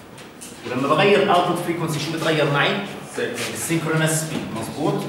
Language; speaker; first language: Arabic; native; Arabic